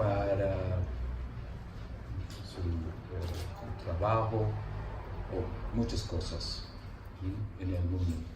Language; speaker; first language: Spanish; non-native, learner; English